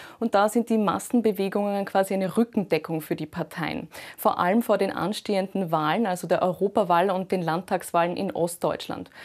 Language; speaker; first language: German; native; German